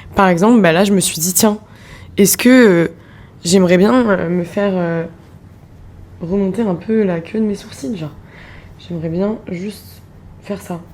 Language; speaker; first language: French; native; French